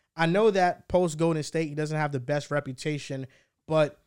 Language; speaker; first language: English; early bilingual, heritage; Spanish